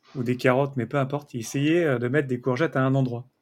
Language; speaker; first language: French; native; French